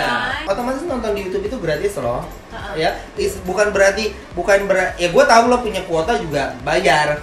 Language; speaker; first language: Indonesian; native; Indonesian